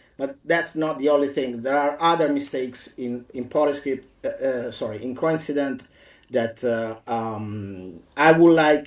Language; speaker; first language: English; non-native, fluent; Italian